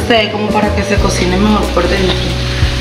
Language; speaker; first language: Spanish; native; Spanish